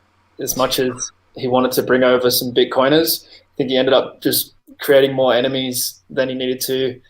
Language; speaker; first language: English; native; English